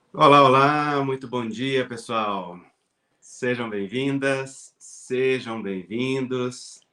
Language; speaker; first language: Portuguese; native; Portuguese